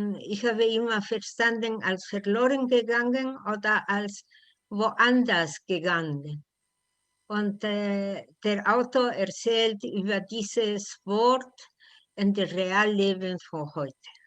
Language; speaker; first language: German; non-native, learner; Spanish